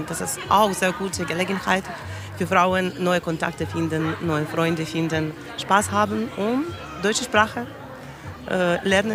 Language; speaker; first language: German; non-native, learner; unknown